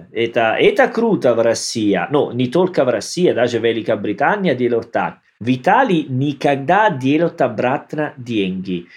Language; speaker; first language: Russian; non-native, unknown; Italian